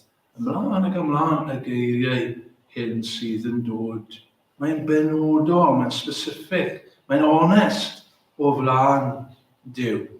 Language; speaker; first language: Welsh; native; Welsh